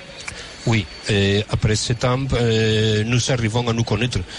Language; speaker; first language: French; non-native, fluent; Spanish